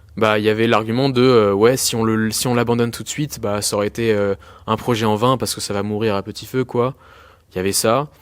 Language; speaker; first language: French; early bilingual, other home language; Spanish